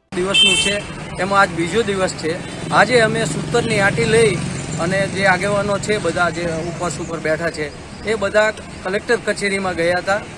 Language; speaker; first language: Gujarati; native; Gujarati